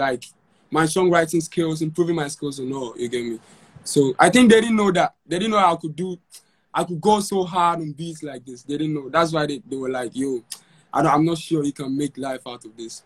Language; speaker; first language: English; non-native, local second language; Akan